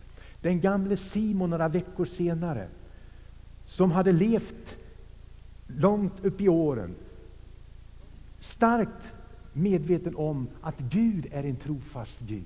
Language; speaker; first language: Swedish; native; Swedish